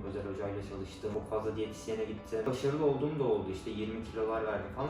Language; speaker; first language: Turkish; native; Turkish